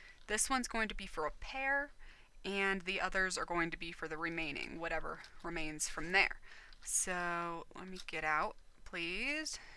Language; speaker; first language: English; native; English